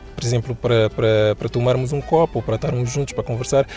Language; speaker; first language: Portuguese; non-native, local second language; Kabuverdianu